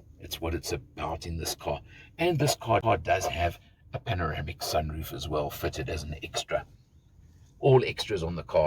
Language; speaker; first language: English; native; English